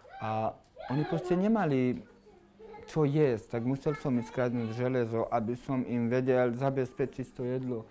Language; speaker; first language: Slovak; non-native, local second language; Hungarian